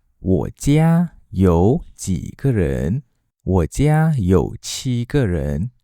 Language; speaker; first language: Chinese; non-native, learner; Malay